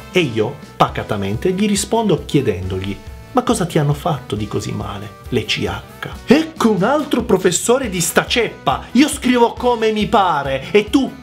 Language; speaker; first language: Italian; early bilingual, other home language; Macedonian